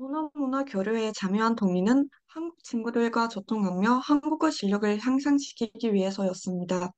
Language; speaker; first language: Korean; non-native, fluent; Turkish